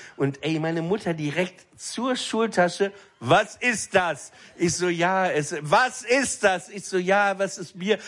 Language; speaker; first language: German; native; German